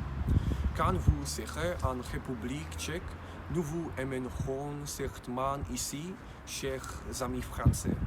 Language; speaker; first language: French; non-native, learner; Czech